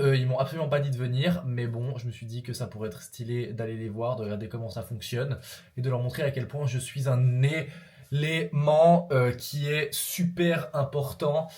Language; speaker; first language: French; native; French